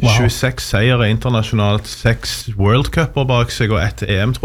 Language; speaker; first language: Norwegian; native; Norwegian